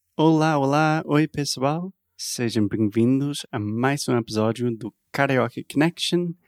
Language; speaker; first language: Portuguese; non-native, learner; English